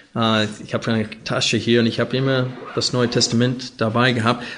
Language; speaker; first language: German; non-native, fluent; English